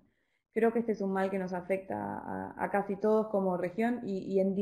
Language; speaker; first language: Spanish; native; Spanish